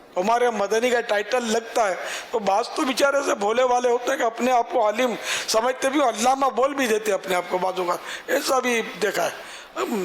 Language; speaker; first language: Urdu; non-native, local second language; Memoni